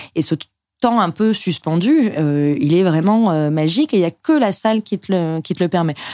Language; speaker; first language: French; native; French